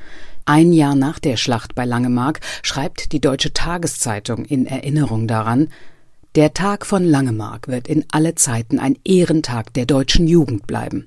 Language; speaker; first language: German; native; German